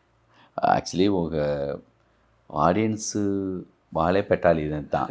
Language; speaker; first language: Telugu; non-native, learner; Tamil